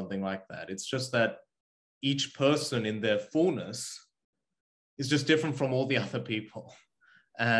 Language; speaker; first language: English; early bilingual, other home language; Korean